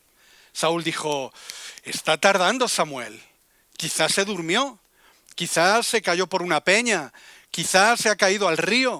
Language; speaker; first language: Spanish; native; Spanish